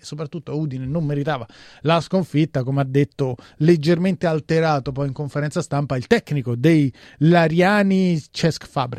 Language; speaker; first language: Italian; native; Italian